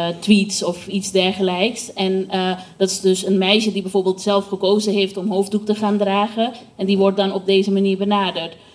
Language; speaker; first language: Dutch; non-native, fluent; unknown